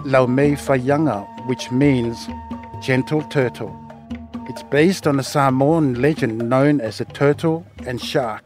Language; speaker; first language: English; non-native, fluent; Samoan